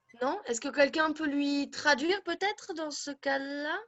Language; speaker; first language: French; native; French